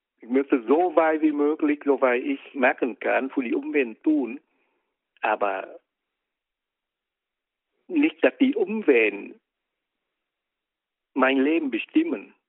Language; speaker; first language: German; non-native, fluent; Vietnamese